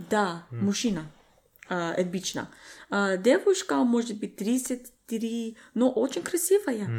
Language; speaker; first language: Russian; non-native, learner; English